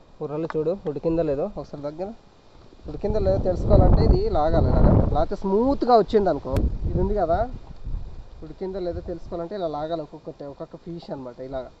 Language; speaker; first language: Telugu; non-native, local second language; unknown